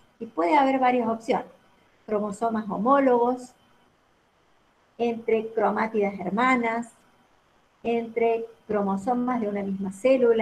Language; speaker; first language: Spanish; native; Spanish